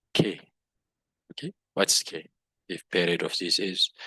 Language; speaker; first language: English; non-native, local second language; Amharic